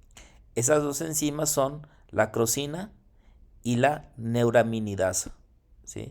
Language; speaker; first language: Spanish; native; Spanish